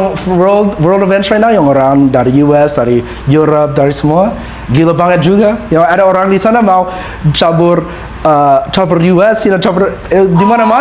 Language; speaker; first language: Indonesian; non-native, learner; English